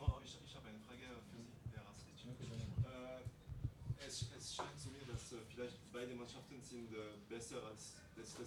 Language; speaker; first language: German; non-native, local second language; French